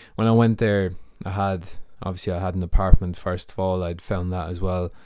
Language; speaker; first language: English; native; English